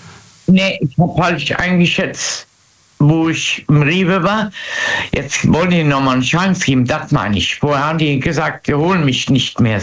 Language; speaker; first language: German; native; German